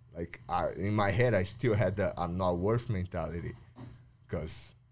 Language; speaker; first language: English; non-native, fluent; Portuguese